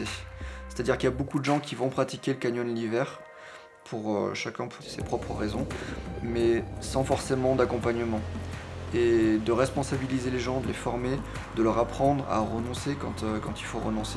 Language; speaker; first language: French; native; French